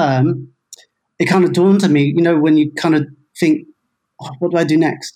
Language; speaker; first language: English; native; English